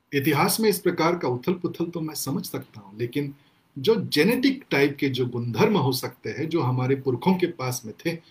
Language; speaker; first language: Hindi; non-native, local second language; Gondi